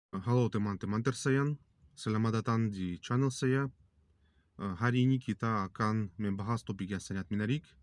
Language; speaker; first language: Indonesian; non-native, learner; Russian